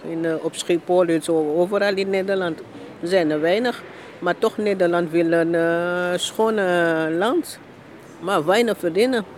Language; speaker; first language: Dutch; non-native, learner; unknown